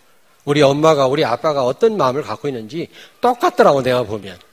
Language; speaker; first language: Korean; native; Korean